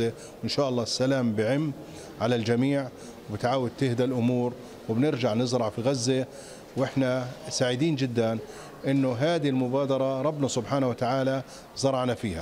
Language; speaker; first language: Arabic; native; Arabic